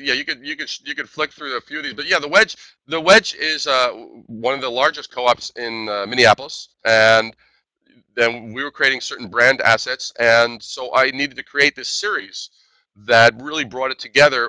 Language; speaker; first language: English; native; English